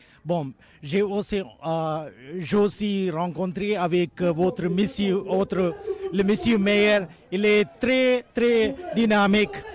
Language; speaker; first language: French; non-native, learner; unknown